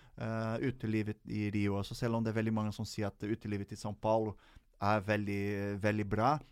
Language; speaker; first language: Norwegian; non-native, fluent; Portuguese